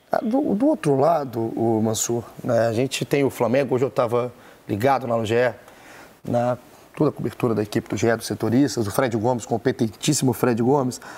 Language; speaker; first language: Portuguese; native; Portuguese